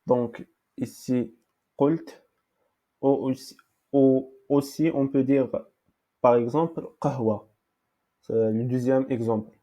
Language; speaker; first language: French; non-native, local second language; Arabic